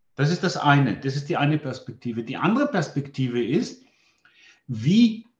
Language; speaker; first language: German; non-native, fluent; Greek